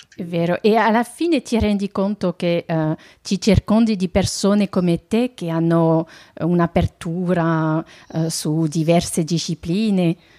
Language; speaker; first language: Italian; non-native, fluent; French